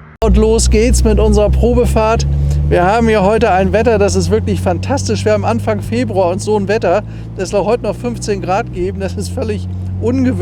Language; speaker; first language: German; native; German